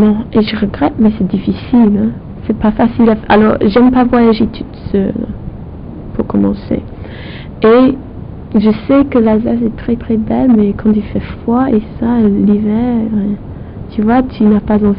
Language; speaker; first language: French; non-native, fluent; English